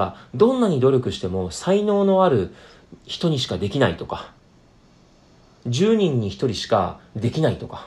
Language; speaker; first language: Japanese; native; Japanese